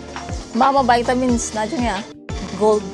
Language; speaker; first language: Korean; non-native, learner; Filipino